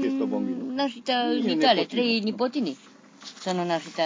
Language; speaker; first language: Italian; non-native, learner; Romanian